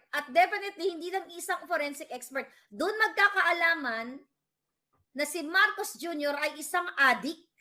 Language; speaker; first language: Filipino; non-native, local second language; Cebuano